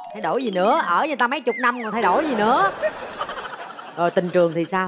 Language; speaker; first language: Vietnamese; native; Vietnamese